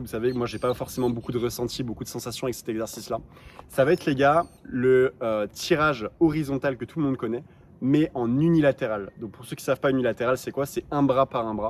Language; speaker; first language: French; native; French